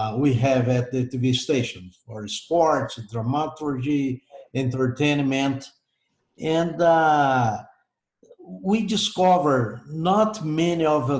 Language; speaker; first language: English; non-native, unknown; Portuguese